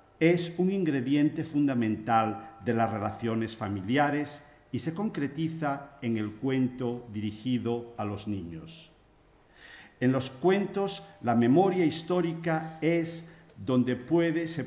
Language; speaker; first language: Spanish; native; Spanish